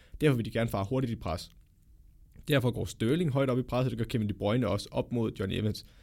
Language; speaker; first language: Danish; native; Danish